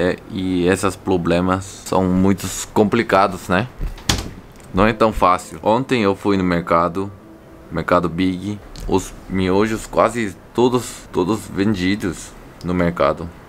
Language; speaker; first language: Portuguese; non-native, learner; Korean